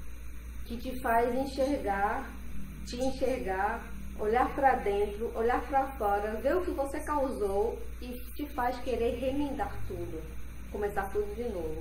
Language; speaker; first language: Portuguese; native; Portuguese